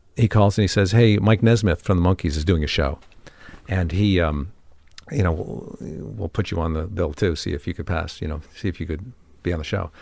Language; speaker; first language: English; native; English